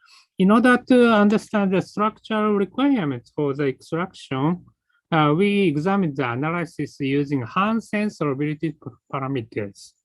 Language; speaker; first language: English; non-native, learner; Japanese